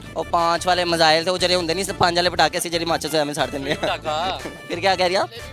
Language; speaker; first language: Urdu; non-native, local second language; Punjabi